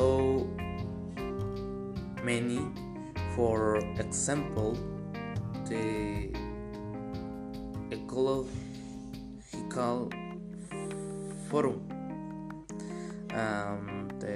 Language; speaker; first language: English; non-native, learner; Spanish